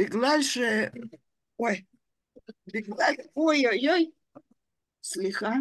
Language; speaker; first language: Hebrew; non-native, fluent; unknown